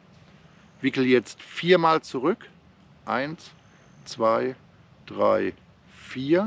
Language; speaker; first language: German; native; German